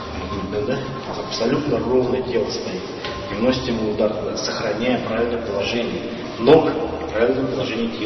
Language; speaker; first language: Russian; native; Russian